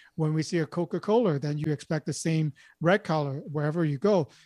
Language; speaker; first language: English; non-native, local second language; Cantonese